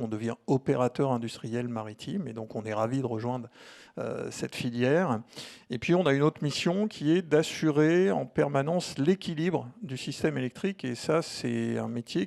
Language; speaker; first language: French; native; French